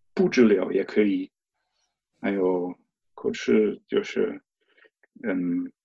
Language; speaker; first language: Chinese; non-native, fluent; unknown